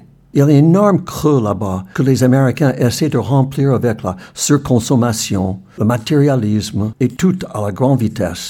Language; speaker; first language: French; non-native, fluent; English